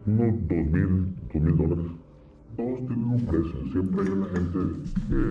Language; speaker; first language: Spanish; native; Spanish